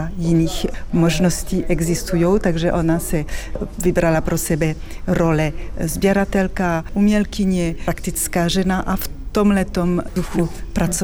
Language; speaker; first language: Czech; non-native, fluent; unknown